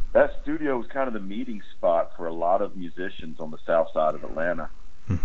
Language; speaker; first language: English; native; English